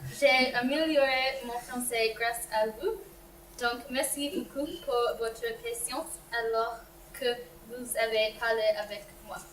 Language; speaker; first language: French; non-native, learner; English